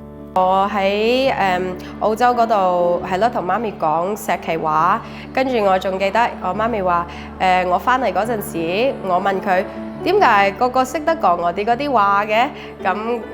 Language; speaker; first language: Cantonese; early bilingual, heritage; Cantonese